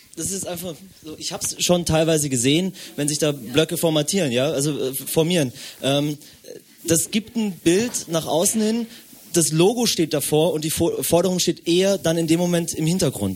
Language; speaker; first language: German; native; German